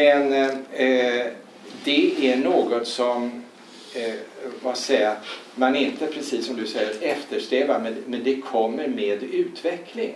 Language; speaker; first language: Swedish; native; Swedish